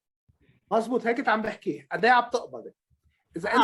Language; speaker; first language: Arabic; native; Arabic